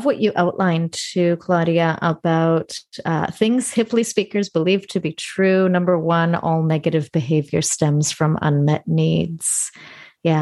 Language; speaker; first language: English; native; English